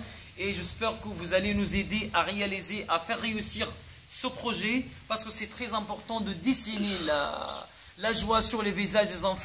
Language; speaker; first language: French; non-native, fluent; Arabic